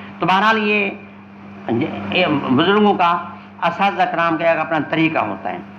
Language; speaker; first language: Urdu; non-native, local second language; Sindhi